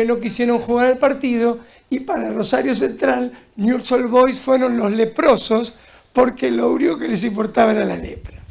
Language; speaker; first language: Spanish; native; Spanish